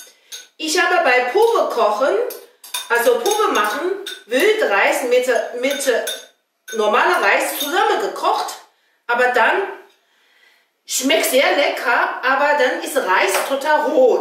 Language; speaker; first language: German; non-native, fluent; Chinese